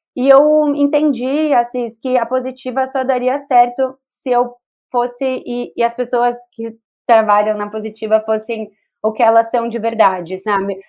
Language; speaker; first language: Portuguese; native; Portuguese